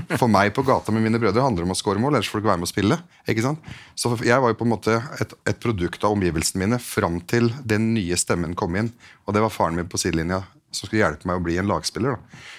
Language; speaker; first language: Norwegian; early bilingual, other home language; Arabic